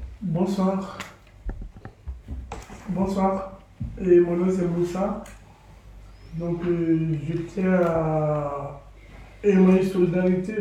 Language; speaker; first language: French; non-native, learner; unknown